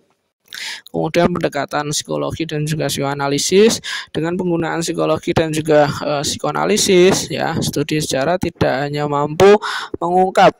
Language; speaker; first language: Indonesian; native; Indonesian